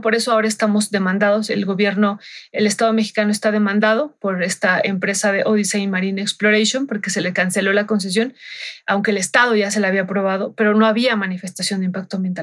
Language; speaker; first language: Spanish; native; Spanish